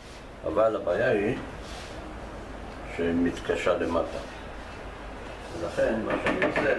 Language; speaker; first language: Hebrew; native; Hebrew